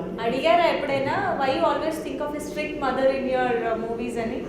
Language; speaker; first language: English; non-native, local second language; Telugu